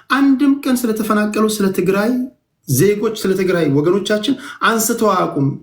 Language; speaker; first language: Amharic; native; Amharic